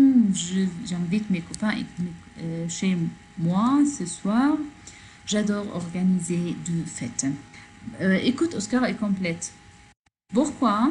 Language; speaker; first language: French; non-native, learner; Arabic